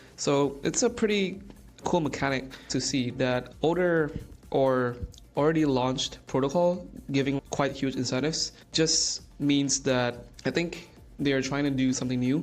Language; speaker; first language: English; non-native, fluent; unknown